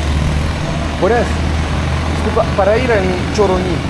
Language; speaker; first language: Spanish; non-native, learner; French